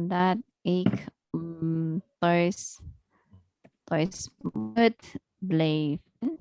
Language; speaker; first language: Dutch; non-native, learner; Indonesian